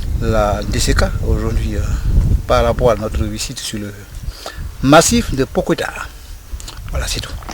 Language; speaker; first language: French; non-native, local second language; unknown